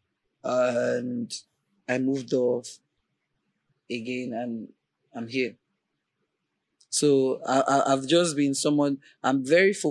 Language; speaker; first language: English; non-native, local second language; Yoruba